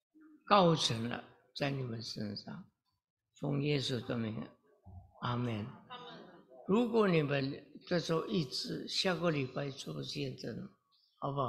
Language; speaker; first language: Chinese; early bilingual, heritage; Chinese